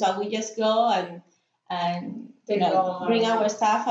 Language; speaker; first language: English; non-native, fluent; Spanish